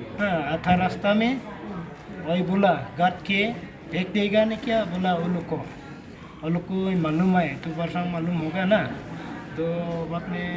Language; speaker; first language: Hindi; non-native, local second language; Khasi